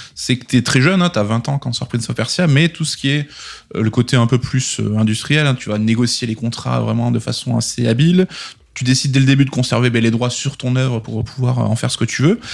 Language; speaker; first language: French; native; French